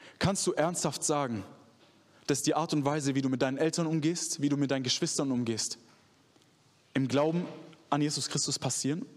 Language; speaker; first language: German; early bilingual, other home language; Arabic